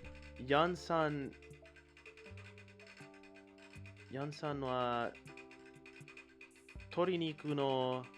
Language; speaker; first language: Japanese; non-native, learner; English